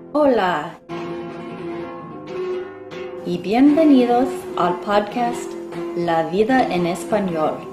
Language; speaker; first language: Spanish; early bilingual, heritage; Spanish